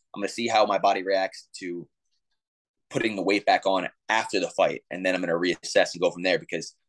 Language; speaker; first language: English; native; English